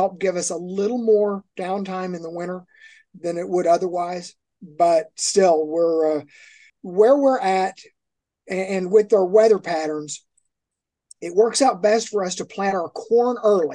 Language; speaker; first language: English; native; English